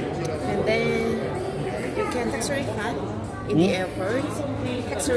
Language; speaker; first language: English; non-native, learner; Korean